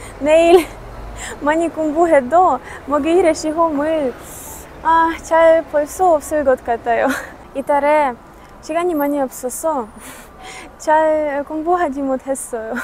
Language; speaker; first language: Korean; non-native, learner; Ukrainian